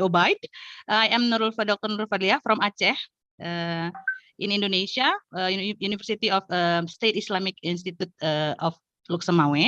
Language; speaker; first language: English; non-native, fluent; Indonesian